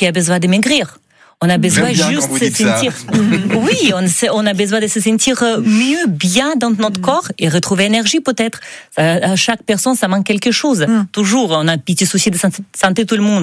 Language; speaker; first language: French; non-native, learner; Russian